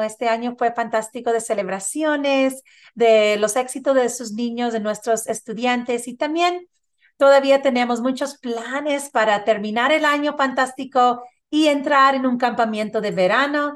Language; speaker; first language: Spanish; early bilingual, heritage; Spanish